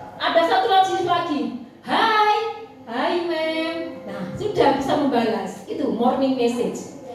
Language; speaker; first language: Indonesian; native; Indonesian